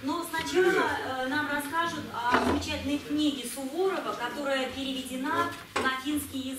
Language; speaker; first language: Russian; native; Russian